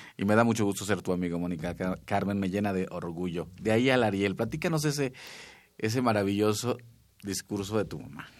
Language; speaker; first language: Spanish; non-native, local second language; Nahuatl languages